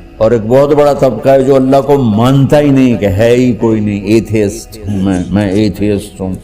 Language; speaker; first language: Urdu; non-native, local second language; Punjabi